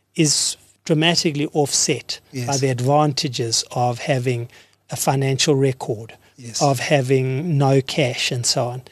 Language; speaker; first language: English; native; English